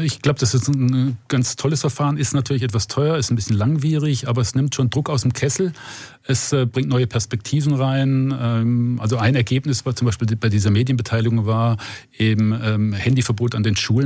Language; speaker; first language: German; native; German